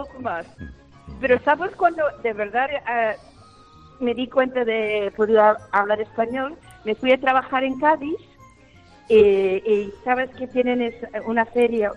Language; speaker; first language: Spanish; early bilingual, heritage; Spanish